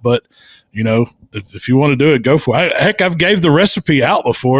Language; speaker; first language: English; native; English